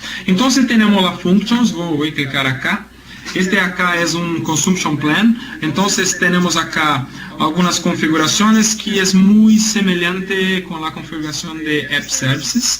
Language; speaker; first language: Spanish; non-native, learner; Portuguese